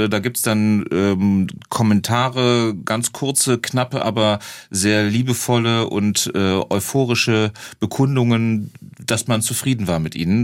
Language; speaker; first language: German; native; German